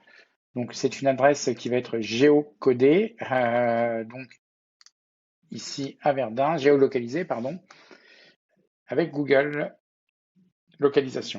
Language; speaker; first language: French; native; French